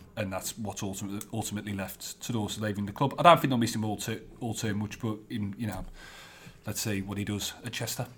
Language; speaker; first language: English; native; English